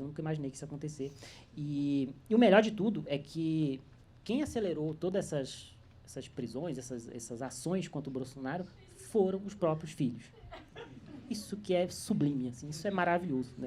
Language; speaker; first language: Portuguese; native; Portuguese